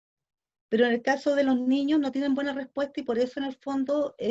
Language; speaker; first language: Spanish; native; Spanish